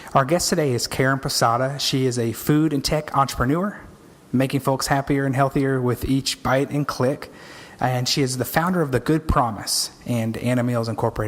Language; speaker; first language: English; native; English